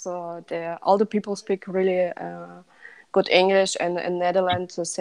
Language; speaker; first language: English; non-native, learner; Russian